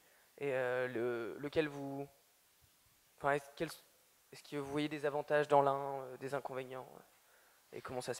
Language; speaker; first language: French; native; French